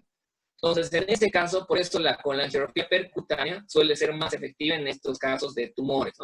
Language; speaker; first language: Spanish; native; Spanish